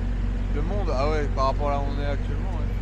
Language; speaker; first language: French; native; French